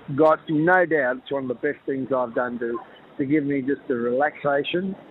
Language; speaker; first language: English; native; English